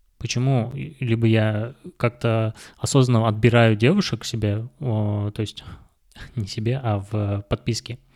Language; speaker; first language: Russian; non-native, local second language; Kazakh